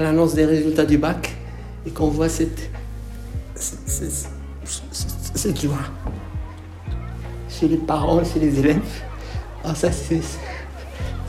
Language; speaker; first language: French; non-native, local second language; Arabic